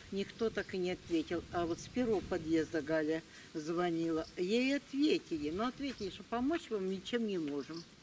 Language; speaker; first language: Russian; native; Russian